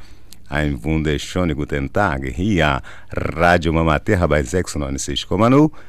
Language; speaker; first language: German; non-native, learner; Portuguese